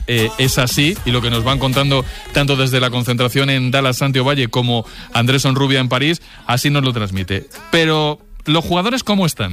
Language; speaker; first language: Spanish; native; Spanish